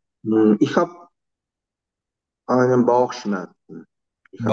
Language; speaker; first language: German; non-native, learner; Turkish